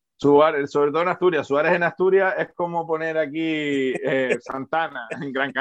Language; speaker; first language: Spanish; native; Spanish